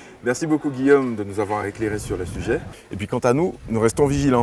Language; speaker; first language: French; native; French